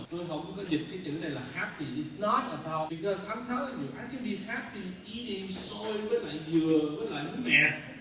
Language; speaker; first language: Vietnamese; early bilingual, heritage; Vietnamese